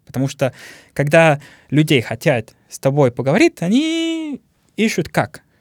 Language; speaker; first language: Russian; non-native, learner; Spanish